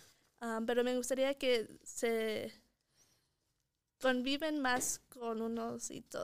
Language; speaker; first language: Spanish; early bilingual, heritage; Spanish